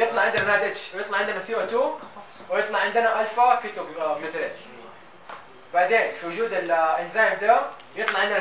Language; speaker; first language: Arabic; native; Arabic